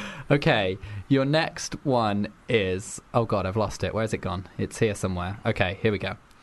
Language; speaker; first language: English; native; English